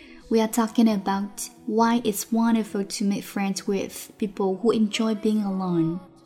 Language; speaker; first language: English; non-native, fluent; Chinese